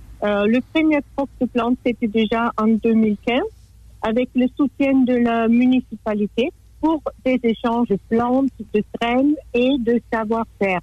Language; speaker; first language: French; non-native, fluent; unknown